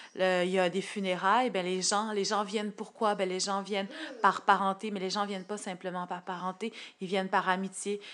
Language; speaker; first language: French; native; French